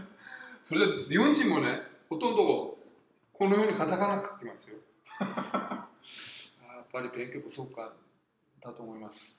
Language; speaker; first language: Japanese; non-native, fluent; Korean